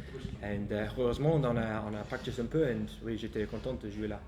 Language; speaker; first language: French; non-native, learner; English